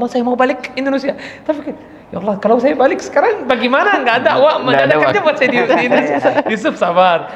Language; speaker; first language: Indonesian; non-native, learner; Arabic